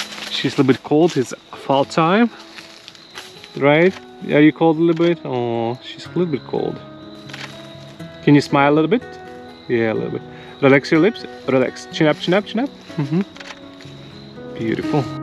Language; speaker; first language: English; non-native, fluent; Ukrainian